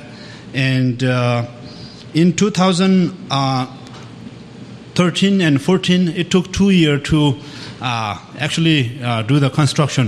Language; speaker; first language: English; non-native, local second language; Sherpa